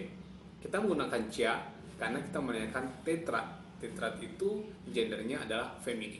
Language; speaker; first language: Indonesian; non-native, local second language; Javanese